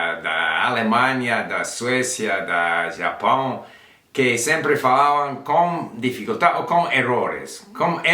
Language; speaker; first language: Portuguese; non-native, learner; English